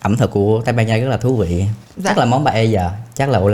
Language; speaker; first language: Vietnamese; native; Vietnamese